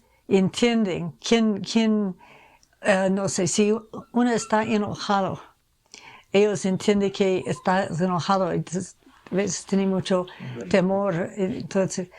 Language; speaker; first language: Spanish; non-native, fluent; English